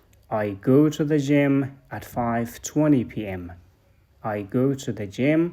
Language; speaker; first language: English; non-native, fluent; Persian